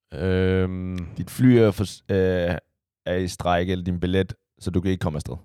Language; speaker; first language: Danish; early bilingual, other home language; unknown